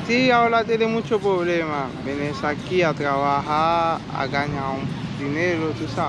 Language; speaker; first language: Spanish; non-native, learner; Haitian Creole